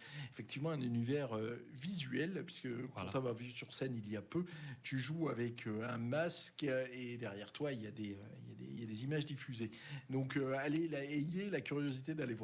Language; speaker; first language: French; native; French